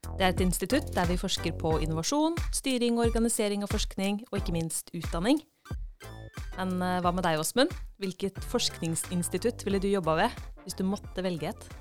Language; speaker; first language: Norwegian; native; Norwegian